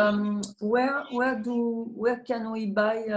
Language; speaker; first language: English; non-native, learner; French